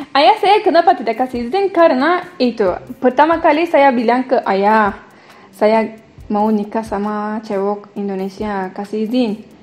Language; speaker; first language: Indonesian; non-native, learner; Turkish